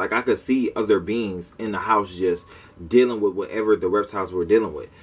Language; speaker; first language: English; native; English